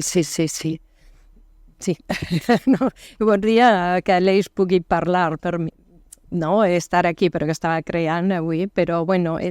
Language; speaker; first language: Catalan; non-native, fluent; French